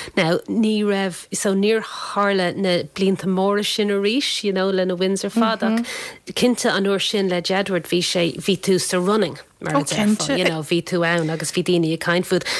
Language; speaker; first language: Irish; non-native, local second language; English